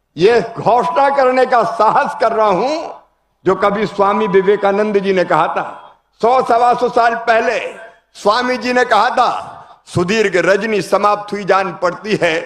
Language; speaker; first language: Hindi; native; Hindi